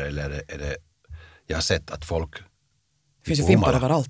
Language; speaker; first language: Swedish; non-native, fluent; Finnish